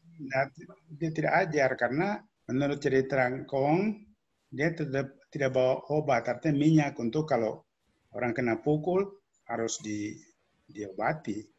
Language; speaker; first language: Indonesian; native; Indonesian